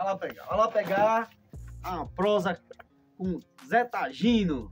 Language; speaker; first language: Portuguese; native; Portuguese